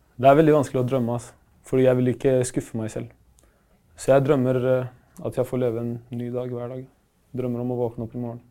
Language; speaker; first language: Norwegian; early bilingual, other home language; Arabic